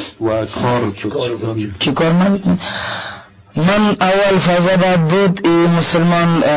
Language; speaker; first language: Persian; non-native, learner; Russian